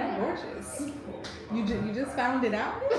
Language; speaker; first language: English; native; English